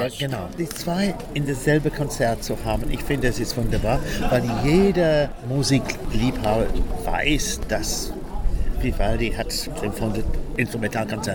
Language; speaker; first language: German; non-native, learner; English